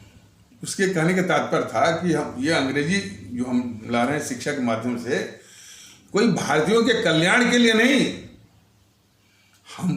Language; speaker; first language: Hindi; native; Hindi